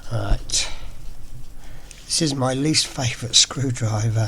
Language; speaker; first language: English; native; English